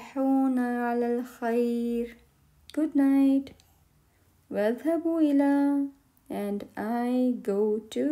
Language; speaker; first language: Arabic; non-native, fluent; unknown